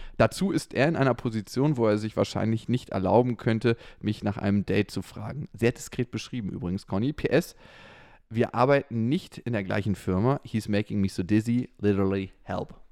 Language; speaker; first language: German; native; German